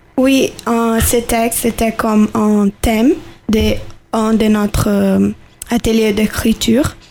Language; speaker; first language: French; non-native, learner; Portuguese